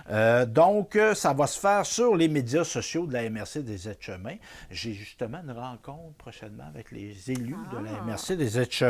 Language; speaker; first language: French; native; French